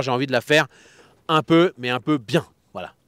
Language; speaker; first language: French; native; French